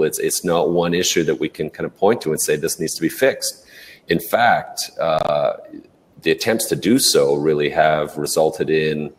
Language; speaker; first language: English; native; English